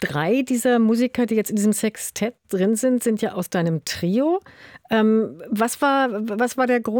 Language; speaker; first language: German; native; German